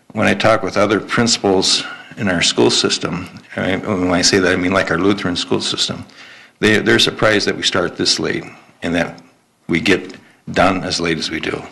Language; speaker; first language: English; native; English